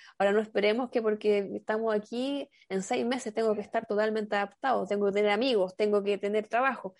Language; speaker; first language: Spanish; native; Spanish